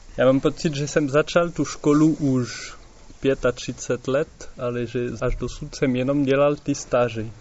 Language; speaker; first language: Czech; non-native, fluent; French